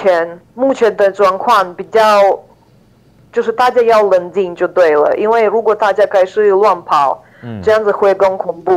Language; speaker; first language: Chinese; non-native, fluent; Ukrainian